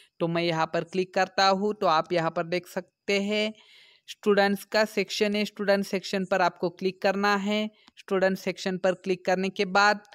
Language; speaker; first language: Hindi; non-native, local second language; Marathi